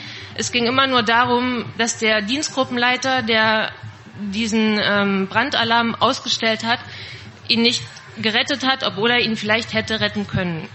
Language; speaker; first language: German; native; German